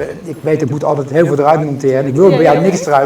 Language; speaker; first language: Dutch; native; Dutch